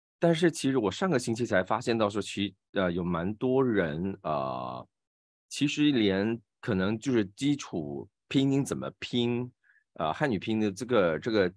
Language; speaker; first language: Chinese; native; Chinese